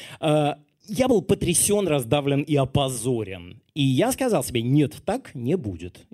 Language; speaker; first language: Russian; native; Russian